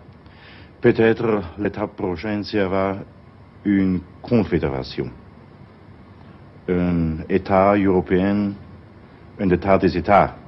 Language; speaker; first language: French; non-native, fluent; German